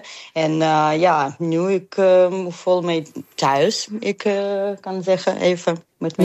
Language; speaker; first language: Dutch; non-native, learner; Ukrainian